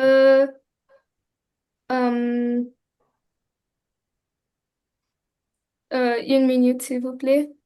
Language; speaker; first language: French; non-native, learner; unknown